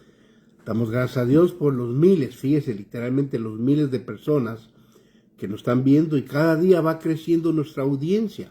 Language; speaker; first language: Spanish; native; Spanish